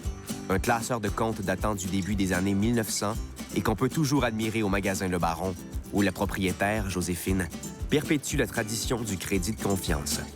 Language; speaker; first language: French; native; French